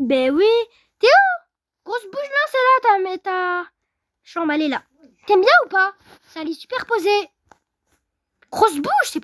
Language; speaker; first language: French; native; French